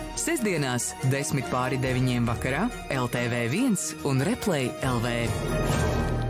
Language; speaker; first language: Latvian; native; Latvian